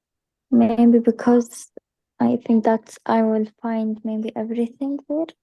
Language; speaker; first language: English; non-native, learner; Arabic